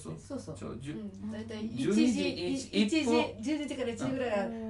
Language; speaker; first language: Japanese; native; Japanese